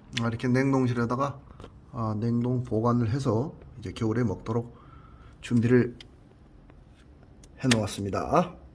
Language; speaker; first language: Korean; native; Korean